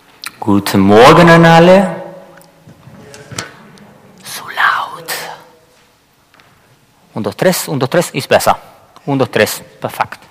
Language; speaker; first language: German; non-native, learner; Spanish